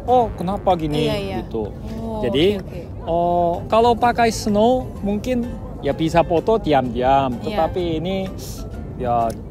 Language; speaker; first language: Indonesian; non-native, fluent; Korean